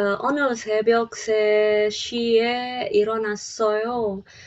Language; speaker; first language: Korean; non-native, learner; English